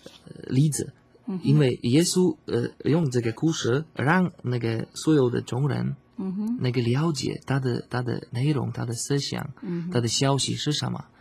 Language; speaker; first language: Chinese; non-native, fluent; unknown